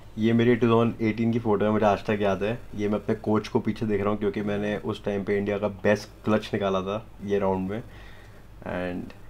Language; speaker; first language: Hindi; native; Hindi